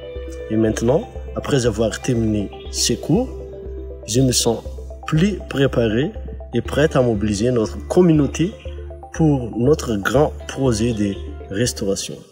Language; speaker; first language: French; non-native, local second language; Malagasy